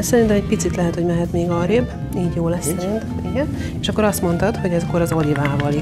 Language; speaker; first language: Hungarian; native; Hungarian